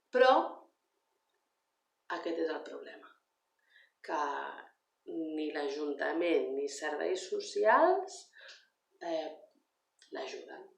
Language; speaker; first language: Catalan; non-native, learner; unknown